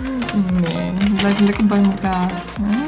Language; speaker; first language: Dutch; native; Dutch